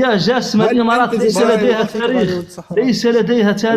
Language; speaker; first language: Arabic; native; Arabic